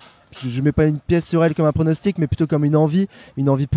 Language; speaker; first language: French; native; French